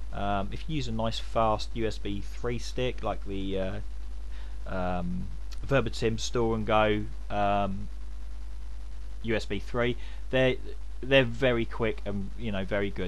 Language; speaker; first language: English; native; English